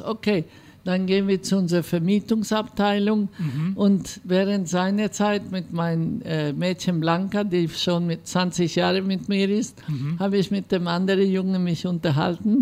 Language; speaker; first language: German; non-native, fluent; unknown